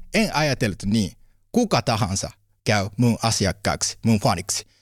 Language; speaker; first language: Finnish; non-native, learner; Japanese